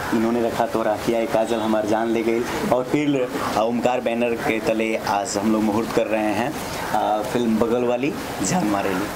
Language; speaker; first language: Hindi; native; Hindi